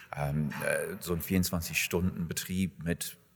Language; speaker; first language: German; non-native, fluent; English